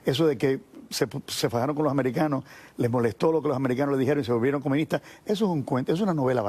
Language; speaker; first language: Spanish; native; Spanish